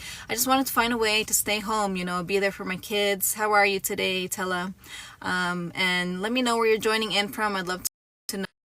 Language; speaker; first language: English; native; English